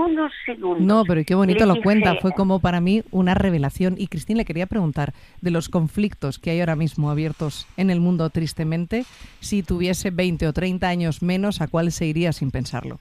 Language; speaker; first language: Spanish; native; Spanish